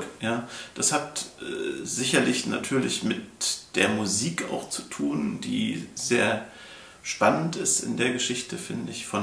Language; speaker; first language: German; native; German